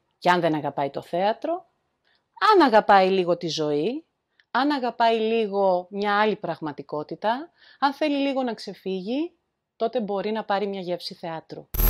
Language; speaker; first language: Greek; native; Greek